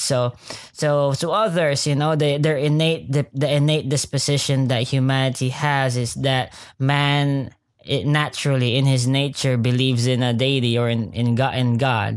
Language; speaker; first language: English; non-native, local second language; Filipino